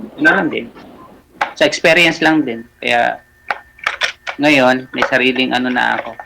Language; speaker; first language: Filipino; non-native, local second language; Hiligaynon